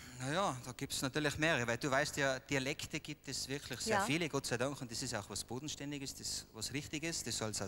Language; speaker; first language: German; native; German